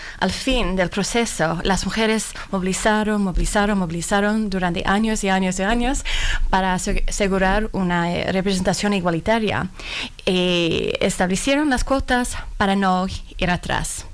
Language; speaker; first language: Spanish; non-native, fluent; Finnish